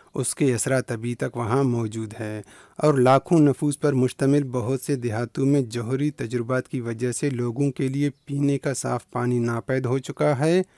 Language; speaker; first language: Urdu; non-native, local second language; Baluchi